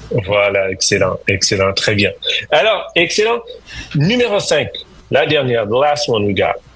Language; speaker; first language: French; non-native, fluent; English